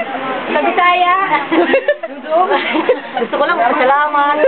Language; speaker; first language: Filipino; non-native, local second language; Cebuano